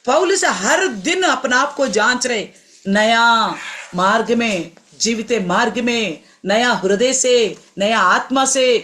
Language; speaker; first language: Hindi; non-native, local second language; Telugu